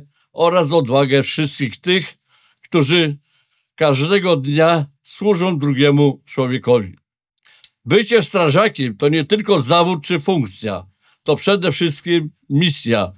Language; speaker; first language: Polish; native; Polish